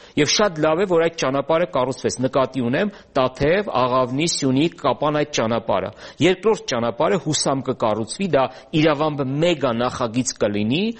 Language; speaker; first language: Armenian; native; Armenian